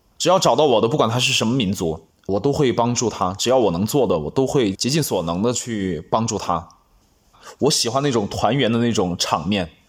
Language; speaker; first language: Chinese; non-native, local second language; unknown